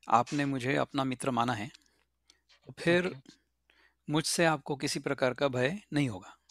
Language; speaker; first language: Hindi; native; Hindi